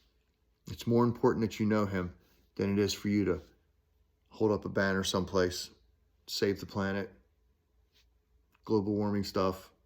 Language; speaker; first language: English; native; English